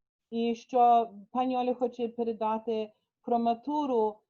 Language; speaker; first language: Ukrainian; early bilingual, heritage; Ukrainian